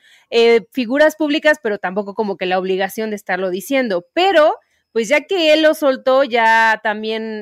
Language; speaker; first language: Spanish; native; Spanish